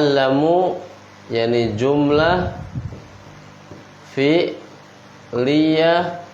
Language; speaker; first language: Arabic; non-native, fluent; Indonesian